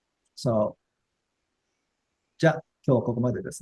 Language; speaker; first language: Japanese; non-native, fluent; English